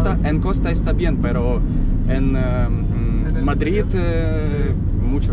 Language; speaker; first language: Spanish; non-native, learner; Russian